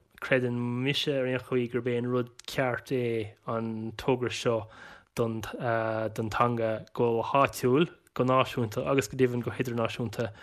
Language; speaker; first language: Irish; non-native, local second language; English